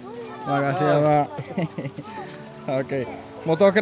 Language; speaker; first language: Indonesian; non-native, learner; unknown